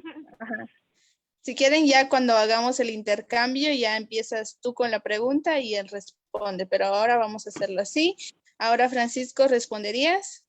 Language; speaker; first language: Spanish; non-native, local second language; Kaqchikel